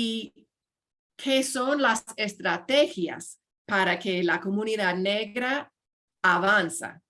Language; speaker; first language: Spanish; non-native, fluent; English